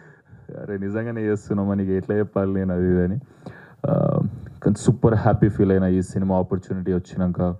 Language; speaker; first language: Telugu; native; Telugu